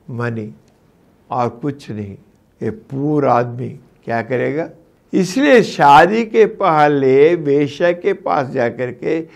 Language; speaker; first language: Hindi; non-native, local second language; Telugu